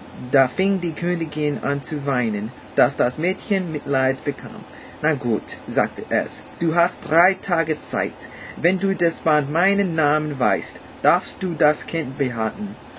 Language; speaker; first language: German; non-native, learner; English